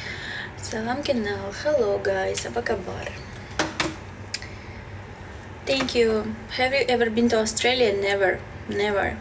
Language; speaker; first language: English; non-native, learner; Belarusian